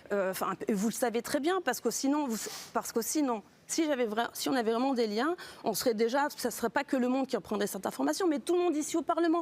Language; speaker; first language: French; native; French